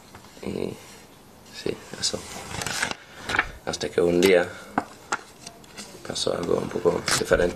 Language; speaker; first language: Spanish; non-native, learner; English